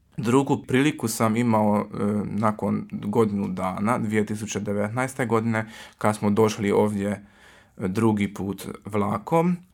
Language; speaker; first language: Croatian; early bilingual, heritage; Croatian